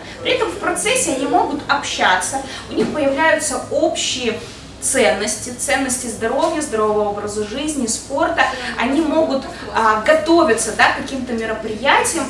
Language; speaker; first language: Russian; native; Russian